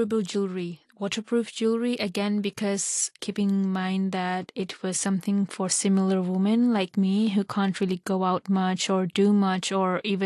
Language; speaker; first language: English; non-native, local second language; Urdu